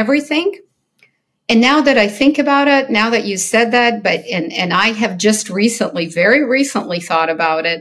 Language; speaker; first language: English; early bilingual, other home language; Ukrainian